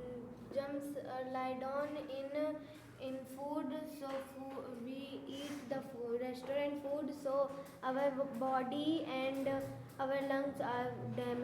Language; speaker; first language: English; non-native, learner; Hindi